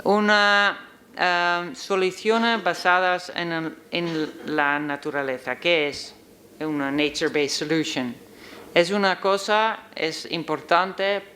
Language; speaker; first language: Spanish; non-native, learner; Dutch